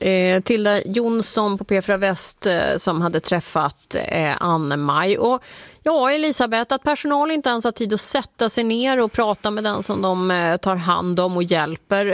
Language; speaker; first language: Swedish; native; Swedish